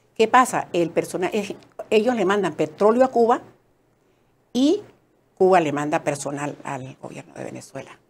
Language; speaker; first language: Spanish; native; Spanish